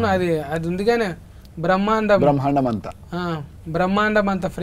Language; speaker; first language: Telugu; native; Telugu